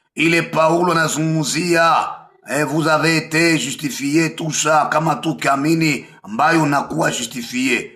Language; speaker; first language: French; non-native, local second language; Swahili